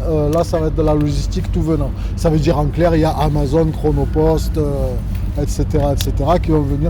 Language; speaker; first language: French; native; French